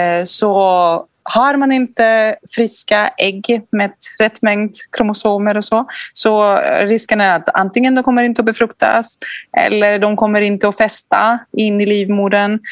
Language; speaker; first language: Swedish; non-native, fluent; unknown